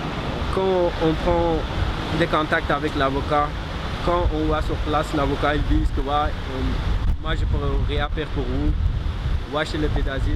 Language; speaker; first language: French; non-native, learner; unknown